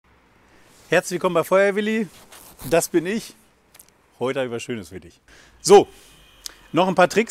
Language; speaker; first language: German; native; German